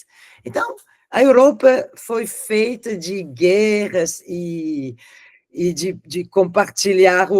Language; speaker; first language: Portuguese; non-native, fluent; French